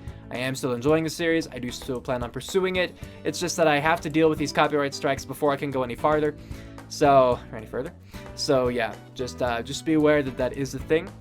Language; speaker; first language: English; native; English